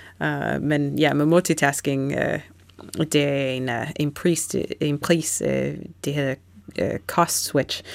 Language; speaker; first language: Danish; non-native, fluent; English